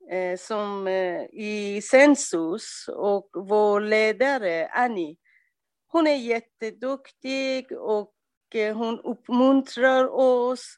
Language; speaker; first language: Swedish; non-native, learner; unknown